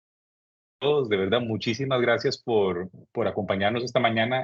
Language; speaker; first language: Spanish; native; Spanish